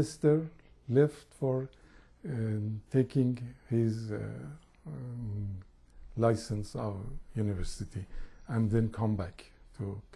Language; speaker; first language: English; non-native, learner; Persian